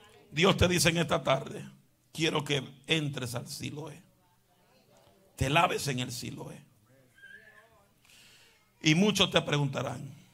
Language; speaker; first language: Spanish; native; Spanish